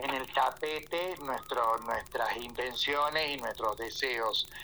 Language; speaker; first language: Spanish; native; Spanish